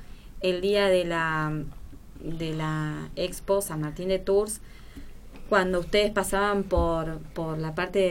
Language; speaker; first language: Spanish; native; Spanish